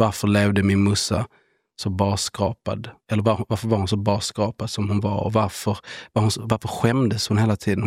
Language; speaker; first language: Swedish; native; Swedish